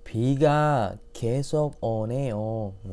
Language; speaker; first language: Korean; non-native, fluent; Indonesian